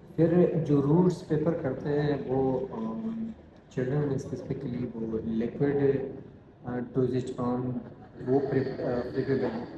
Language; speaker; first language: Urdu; non-native, local second language; Pashto